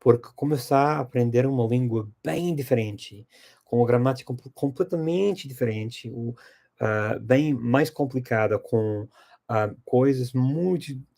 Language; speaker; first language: Portuguese; non-native, fluent; English